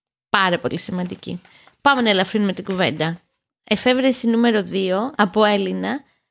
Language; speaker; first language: Greek; native; Greek